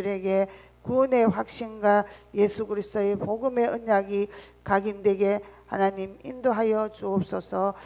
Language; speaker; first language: Korean; native; Korean